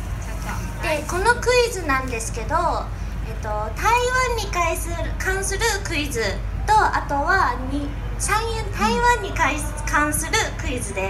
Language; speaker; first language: Japanese; native; Japanese